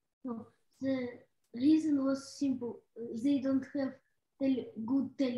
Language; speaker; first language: English; non-native, learner; Russian